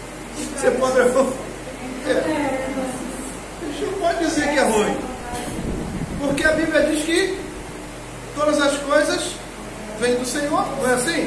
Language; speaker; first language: Portuguese; native; Portuguese